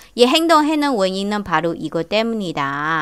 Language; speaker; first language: Korean; non-native, fluent; Chinese